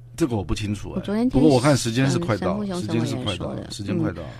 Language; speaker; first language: Chinese; native; Chinese